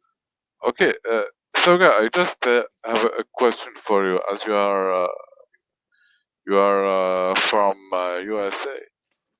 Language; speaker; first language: English; non-native, learner; French